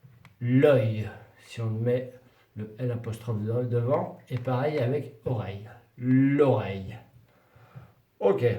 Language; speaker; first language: French; non-native, fluent; Spanish